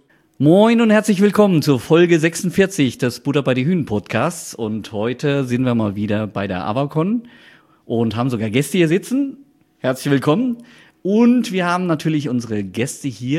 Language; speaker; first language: German; native; German